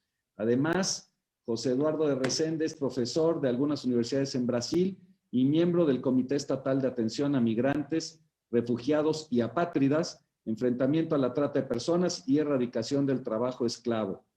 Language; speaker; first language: Spanish; native; Spanish